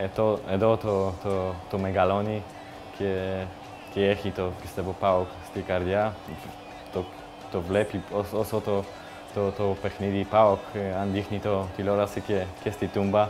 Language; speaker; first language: Greek; non-native, learner; Polish